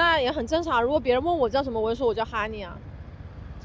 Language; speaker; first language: Chinese; native; Chinese